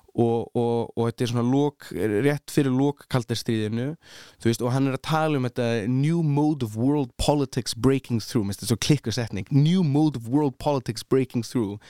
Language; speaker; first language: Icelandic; early bilingual, heritage; Icelandic